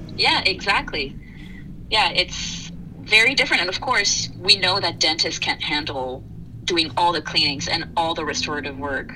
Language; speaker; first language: English; early bilingual, other home language; French